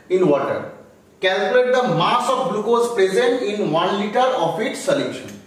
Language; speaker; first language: English; non-native, local second language; Bangla